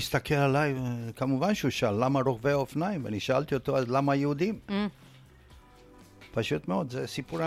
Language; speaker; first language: Hebrew; non-native, fluent; Romanian